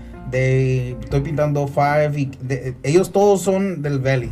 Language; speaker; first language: Spanish; early bilingual, heritage; Spanish